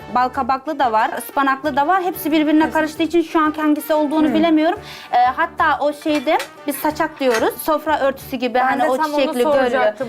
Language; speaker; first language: Turkish; non-native, fluent; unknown